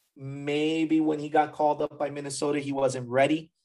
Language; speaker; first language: English; early bilingual, other home language; Spanish